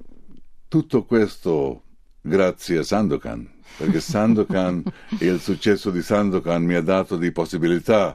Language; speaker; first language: Italian; non-native, fluent; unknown